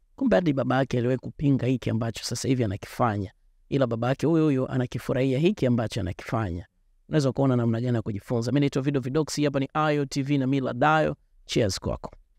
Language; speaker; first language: Swahili; native; Swahili